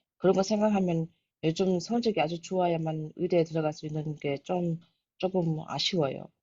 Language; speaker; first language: Korean; early bilingual, heritage; Korean